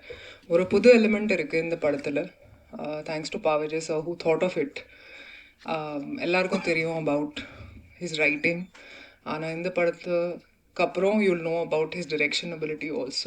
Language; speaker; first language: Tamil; non-native, learner; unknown